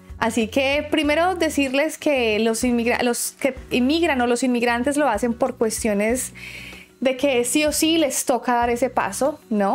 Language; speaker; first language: Spanish; native; Spanish